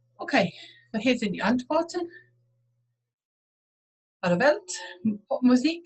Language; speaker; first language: German; non-native, fluent; English